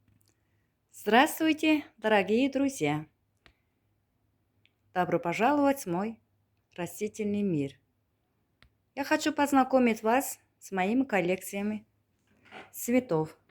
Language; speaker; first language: Russian; non-native, learner; Turkmen